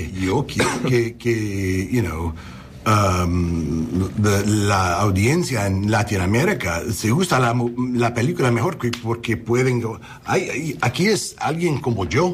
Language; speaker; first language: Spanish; non-native, learner; English